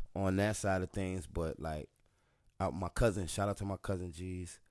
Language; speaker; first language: English; native; English